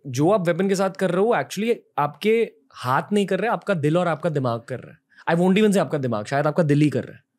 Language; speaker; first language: Hindi; native; Hindi